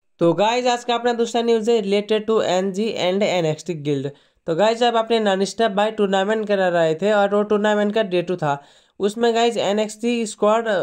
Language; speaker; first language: Hindi; native; Hindi